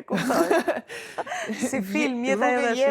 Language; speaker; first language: Albanian; native; Albanian